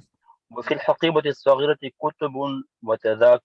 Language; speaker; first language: Arabic; non-native, learner; English